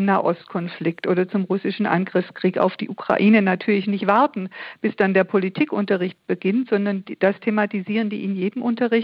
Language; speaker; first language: German; native; German